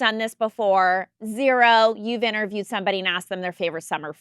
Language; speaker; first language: English; native; English